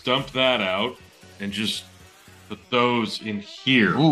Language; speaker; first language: English; native; English